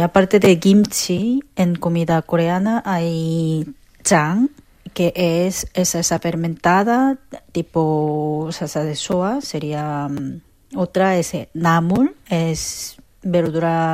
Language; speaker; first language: Spanish; non-native, learner; Korean